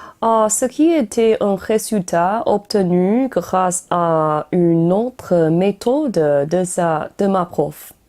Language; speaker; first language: French; non-native, learner; Chinese